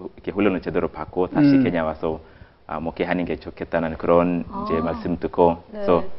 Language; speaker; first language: Korean; non-native, fluent; Swahili